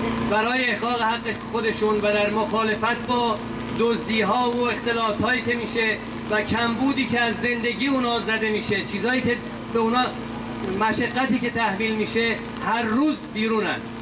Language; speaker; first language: Persian; native; Persian